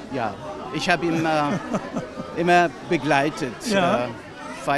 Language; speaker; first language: German; non-native, fluent; Persian